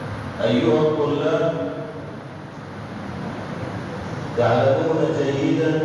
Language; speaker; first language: Arabic; non-native, fluent; Urdu